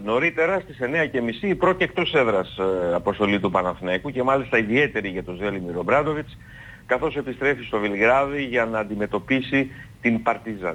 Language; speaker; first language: Greek; native; Greek